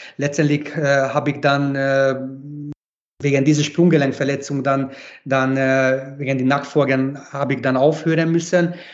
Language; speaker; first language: German; non-native, fluent; Hungarian